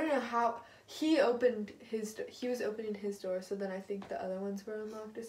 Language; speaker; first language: English; native; English